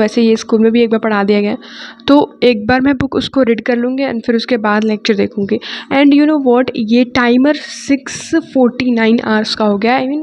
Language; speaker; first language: Hindi; native; Hindi